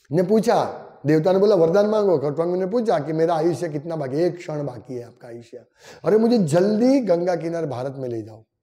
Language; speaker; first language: Hindi; non-native, local second language; Gujarati